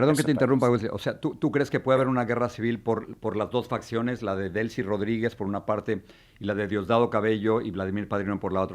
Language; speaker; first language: Spanish; native; Spanish